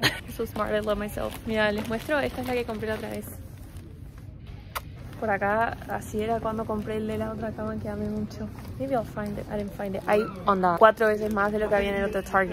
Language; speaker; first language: Spanish; early bilingual, heritage; Spanish